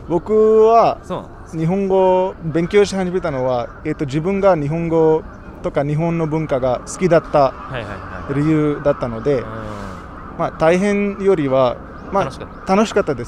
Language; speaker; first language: Japanese; non-native, fluent; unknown